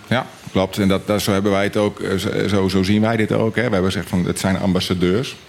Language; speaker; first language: Dutch; native; Dutch